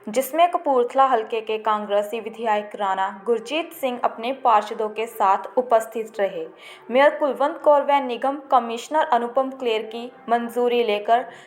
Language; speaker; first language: Hindi; non-native, local second language; Punjabi